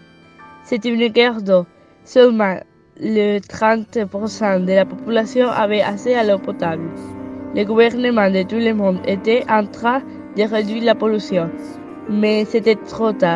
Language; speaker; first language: French; non-native, learner; Spanish